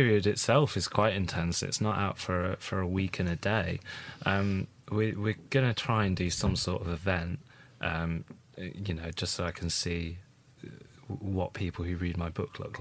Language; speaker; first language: English; native; English